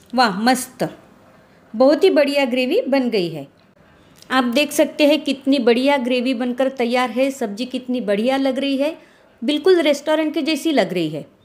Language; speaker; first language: Hindi; non-native, local second language; Marathi